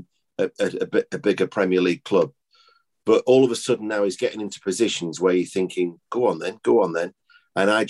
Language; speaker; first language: English; native; English